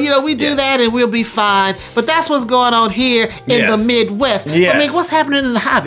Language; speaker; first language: English; native; English